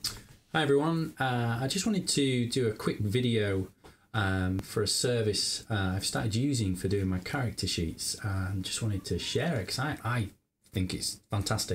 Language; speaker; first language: English; native; English